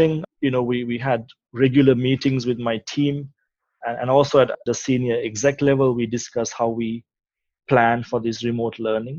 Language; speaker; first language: English; non-native, local second language; Sinhala